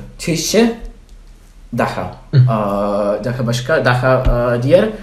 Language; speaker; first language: Turkish; non-native, learner; Polish